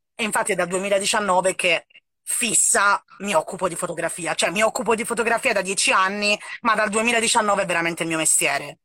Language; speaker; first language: Italian; native; Italian